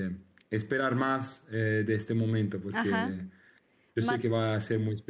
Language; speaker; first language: Spanish; non-native, learner; Italian